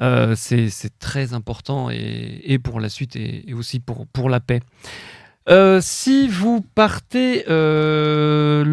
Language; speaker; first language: French; native; French